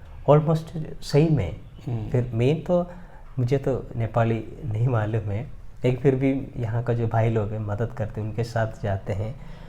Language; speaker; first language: Hindi; non-native, local second language; Malayalam